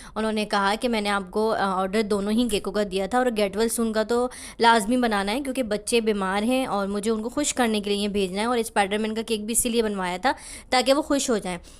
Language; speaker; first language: Urdu; native; Urdu